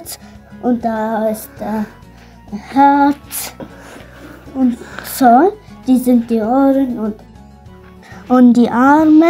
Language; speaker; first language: German; non-native, learner; Arabic